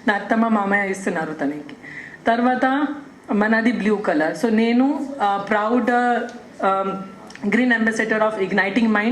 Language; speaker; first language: Telugu; non-native, local second language; Hindi